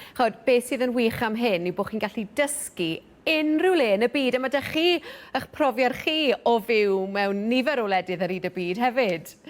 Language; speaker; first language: Welsh; native; Welsh